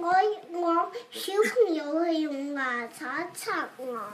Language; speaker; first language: Chinese; early bilingual, heritage; Cantonese